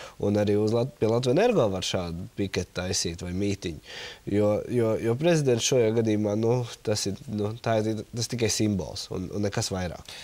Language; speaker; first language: Latvian; native; Latvian